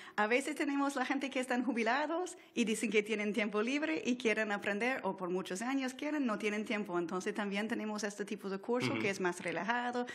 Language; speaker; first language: Spanish; non-native, fluent; English